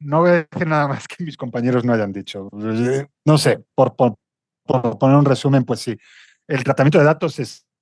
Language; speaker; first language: Spanish; native; Spanish